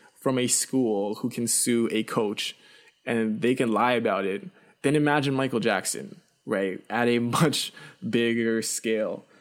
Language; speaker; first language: English; early bilingual, other home language; Chinese